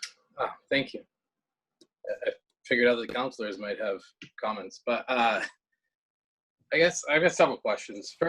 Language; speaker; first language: English; native; English